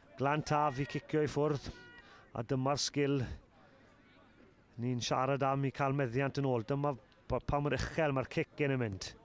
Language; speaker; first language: Welsh; native; Welsh